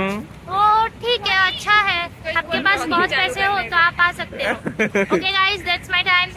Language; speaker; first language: Hindi; native; Hindi